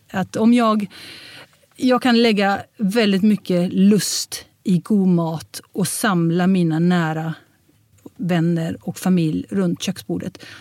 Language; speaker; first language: Swedish; early bilingual, heritage; Swedish